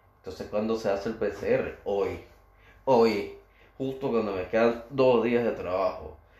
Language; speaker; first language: Spanish; native; Spanish